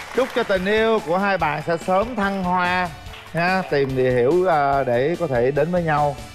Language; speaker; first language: Vietnamese; native; Vietnamese